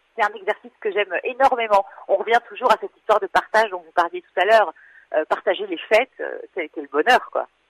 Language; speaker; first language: French; native; French